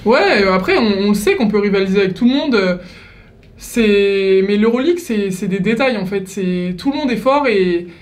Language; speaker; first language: French; native; French